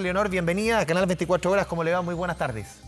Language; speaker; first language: Spanish; native; Spanish